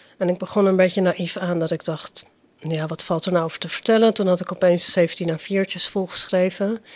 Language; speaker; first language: Dutch; early bilingual, other home language; Persian